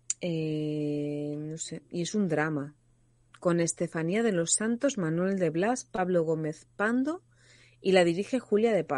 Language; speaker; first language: Spanish; native; Spanish